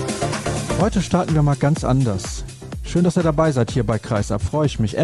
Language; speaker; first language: German; native; German